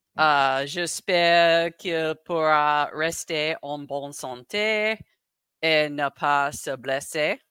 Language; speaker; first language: French; non-native, learner; English